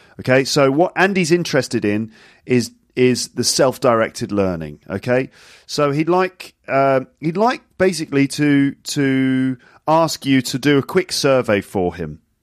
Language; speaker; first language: English; native; English